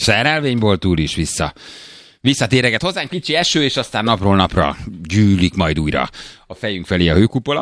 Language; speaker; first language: Hungarian; native; Hungarian